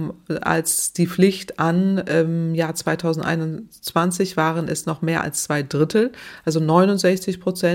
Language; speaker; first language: German; native; German